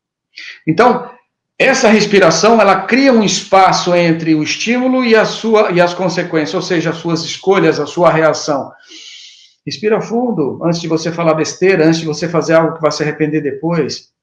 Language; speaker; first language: Portuguese; native; Portuguese